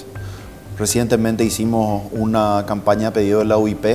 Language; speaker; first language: Spanish; native; Spanish